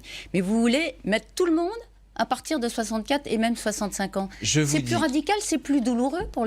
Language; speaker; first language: French; native; French